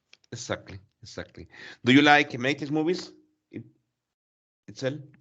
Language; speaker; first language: English; non-native, learner; Spanish